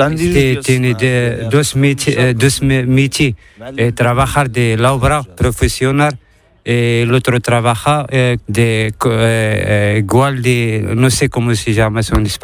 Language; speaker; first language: Spanish; non-native, learner; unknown